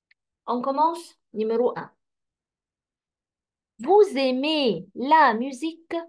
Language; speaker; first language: French; non-native, fluent; Arabic